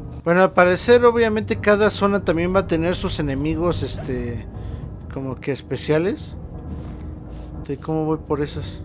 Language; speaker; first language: Spanish; native; Spanish